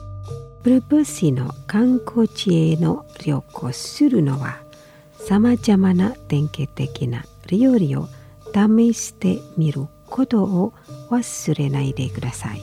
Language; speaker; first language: Japanese; non-native, fluent; Indonesian